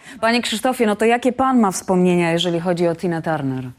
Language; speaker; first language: Polish; native; Polish